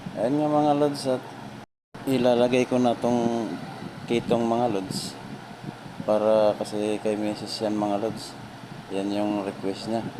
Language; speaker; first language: Filipino; non-native, local second language; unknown